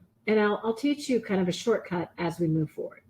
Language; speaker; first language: English; native; English